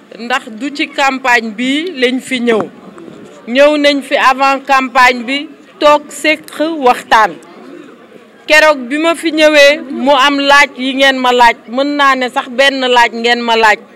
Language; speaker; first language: Wolof; native; Wolof